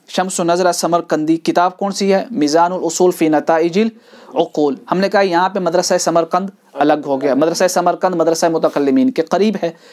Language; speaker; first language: Urdu; non-native, local second language; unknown